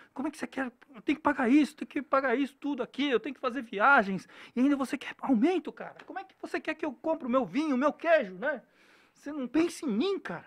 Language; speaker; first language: Portuguese; early bilingual, other home language; Korean